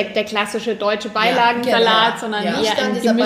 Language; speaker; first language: German; native; German